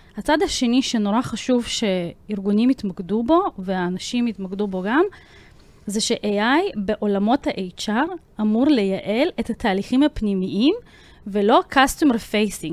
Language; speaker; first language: Hebrew; early bilingual, other home language; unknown